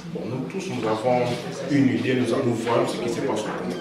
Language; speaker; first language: French; non-native, local second language; Lingala